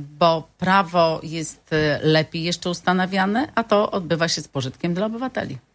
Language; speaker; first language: Polish; native; Polish